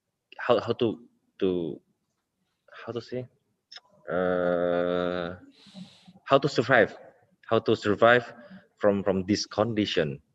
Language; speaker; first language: English; non-native, local second language; Indonesian